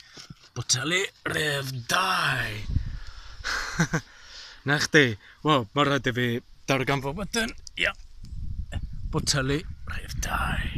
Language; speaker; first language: Welsh; non-native, learner; English